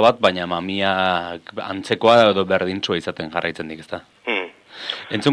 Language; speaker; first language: Basque; native; Basque